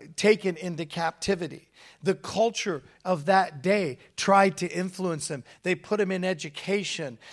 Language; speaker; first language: English; native; English